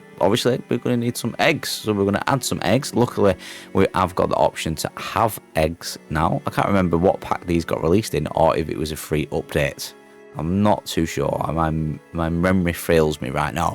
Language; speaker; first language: English; native; English